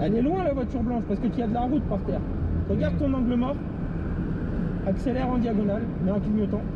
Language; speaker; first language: French; native; French